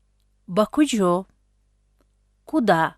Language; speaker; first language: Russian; non-native, fluent; Tajik